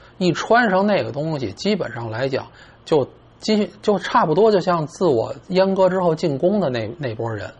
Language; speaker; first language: Chinese; native; Chinese